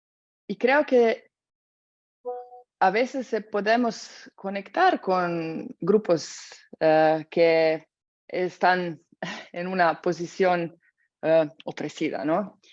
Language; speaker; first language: Spanish; non-native, fluent; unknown